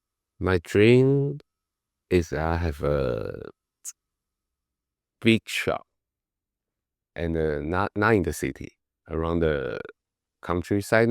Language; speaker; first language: English; non-native, learner; Chinese